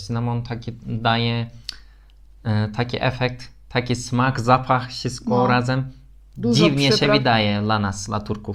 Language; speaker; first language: Polish; non-native, learner; Turkish